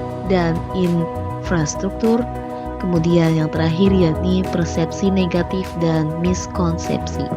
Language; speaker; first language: Indonesian; native; Indonesian